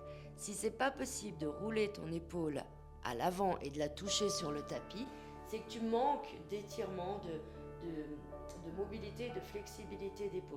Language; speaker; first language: French; native; French